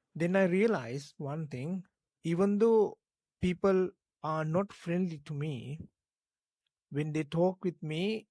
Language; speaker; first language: English; non-native, local second language; Sinhala